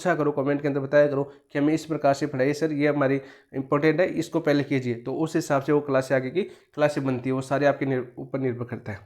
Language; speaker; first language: Hindi; native; Hindi